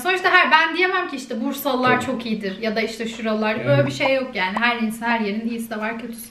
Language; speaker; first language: Turkish; native; Turkish